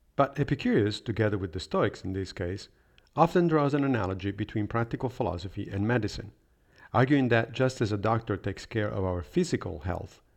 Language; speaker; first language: English; non-native, fluent; Italian